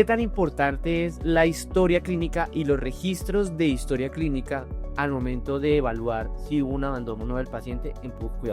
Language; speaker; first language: Spanish; native; Spanish